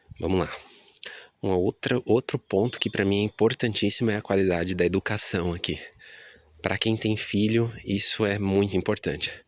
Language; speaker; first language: Portuguese; native; Portuguese